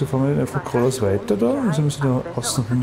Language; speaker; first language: German; native; German